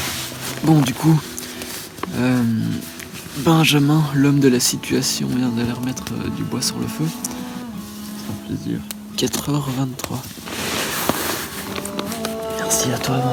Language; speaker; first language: French; native; French